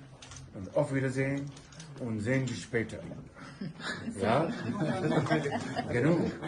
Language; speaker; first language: German; non-native, learner; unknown